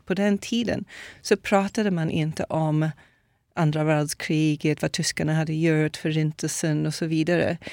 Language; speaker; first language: Swedish; non-native, fluent; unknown